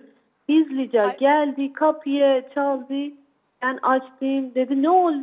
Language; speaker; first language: Turkish; non-native, learner; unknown